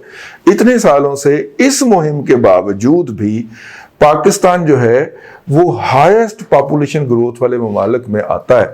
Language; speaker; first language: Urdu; non-native, local second language; Punjabi